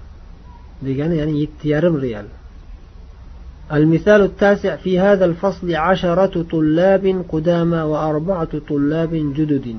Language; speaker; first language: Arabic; non-native, fluent; Uzbek